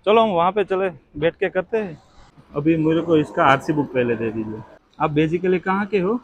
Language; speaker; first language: Hindi; non-native, local second language; Gujarati